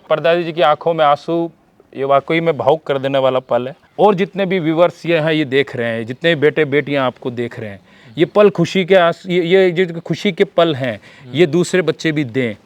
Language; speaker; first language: Hindi; native; Hindi